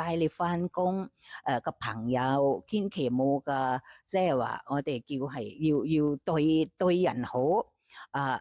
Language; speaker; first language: Cantonese; non-native, fluent; Thai